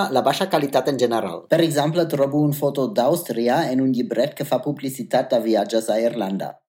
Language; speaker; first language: Catalan; non-native, fluent; German